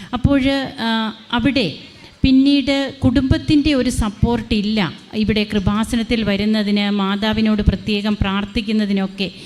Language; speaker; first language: Malayalam; native; Malayalam